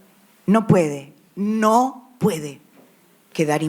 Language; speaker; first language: Spanish; native; Spanish